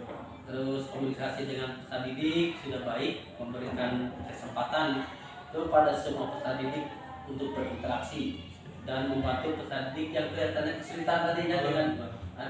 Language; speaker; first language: Indonesian; native; Indonesian